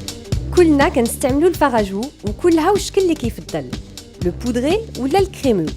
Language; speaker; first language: Arabic; native; Arabic